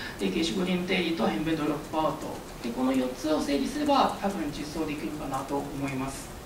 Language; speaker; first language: Japanese; early bilingual, other home language; Chinese